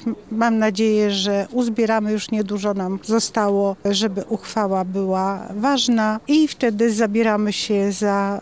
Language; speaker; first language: Polish; native; Polish